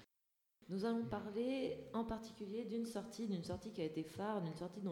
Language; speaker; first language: French; native; French